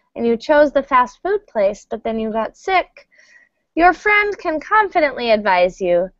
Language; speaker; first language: English; native; English